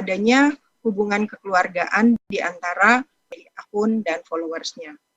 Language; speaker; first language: Indonesian; native; Indonesian